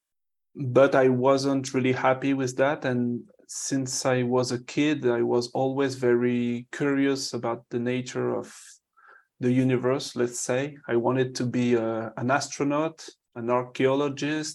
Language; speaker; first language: English; non-native, fluent; French